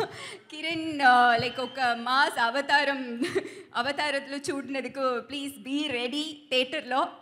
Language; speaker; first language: Telugu; non-native, learner; Tamil